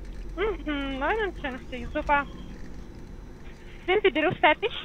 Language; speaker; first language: German; non-native, learner; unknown